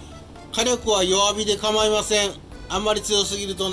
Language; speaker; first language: Japanese; native; Japanese